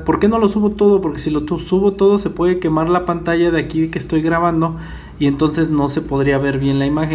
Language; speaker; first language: Spanish; native; Spanish